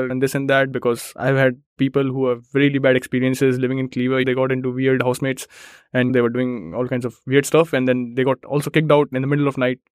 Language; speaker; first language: English; non-native, local second language; Hindi